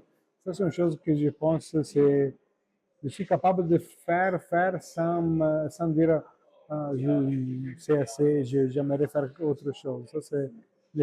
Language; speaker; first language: French; non-native, learner; Italian